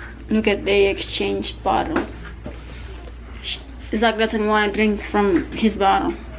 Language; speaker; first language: English; non-native, fluent; Indonesian